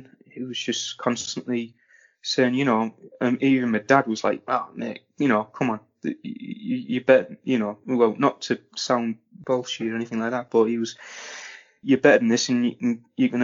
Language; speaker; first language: English; native; English